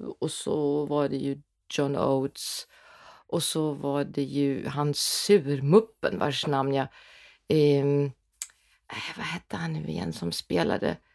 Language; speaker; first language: Swedish; non-native, fluent; German